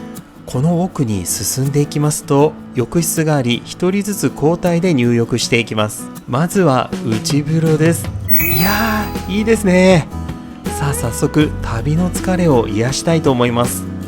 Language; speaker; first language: Japanese; native; Japanese